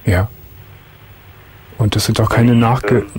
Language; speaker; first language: German; native; German